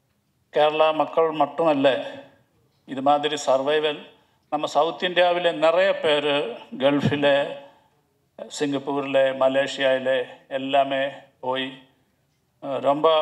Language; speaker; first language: Tamil; non-native, learner; Malayalam